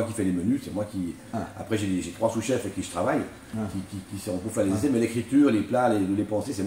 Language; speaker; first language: French; native; French